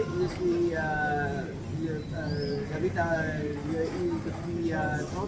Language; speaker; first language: French; non-native, local second language; Arabic